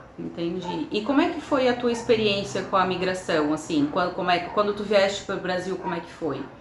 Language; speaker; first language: Portuguese; native; Portuguese